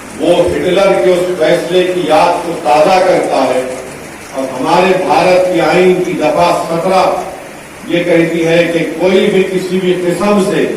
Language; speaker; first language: Urdu; native; Urdu